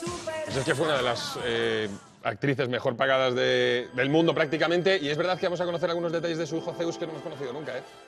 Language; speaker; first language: Spanish; native; Spanish